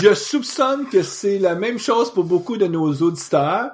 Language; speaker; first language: French; native; French